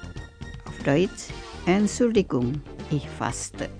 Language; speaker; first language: German; non-native, fluent; Indonesian